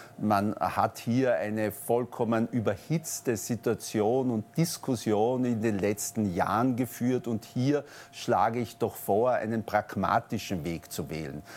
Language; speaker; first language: German; native; German